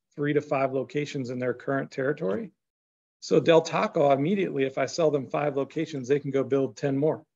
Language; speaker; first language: English; native; English